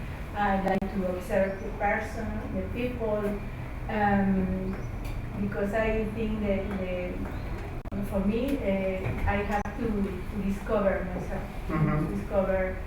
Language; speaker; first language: English; non-native, learner; Spanish